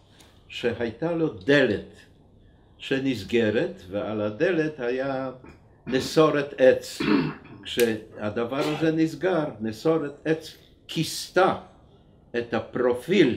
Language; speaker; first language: Hebrew; non-native, fluent; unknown